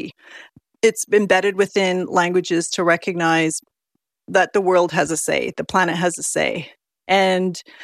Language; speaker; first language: English; native; English